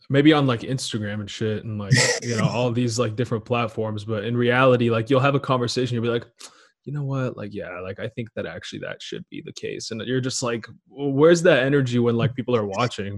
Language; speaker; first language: English; native; English